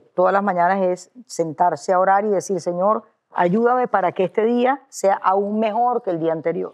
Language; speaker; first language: Spanish; native; Spanish